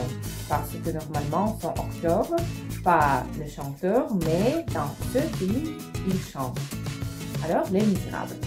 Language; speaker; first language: French; non-native, fluent; Russian